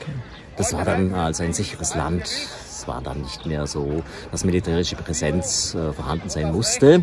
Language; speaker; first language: German; native; German